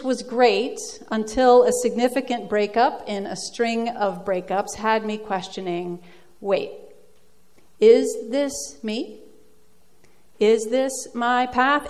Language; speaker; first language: English; early bilingual, other home language; Dutch